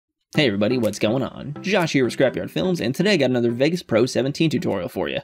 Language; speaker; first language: English; native; English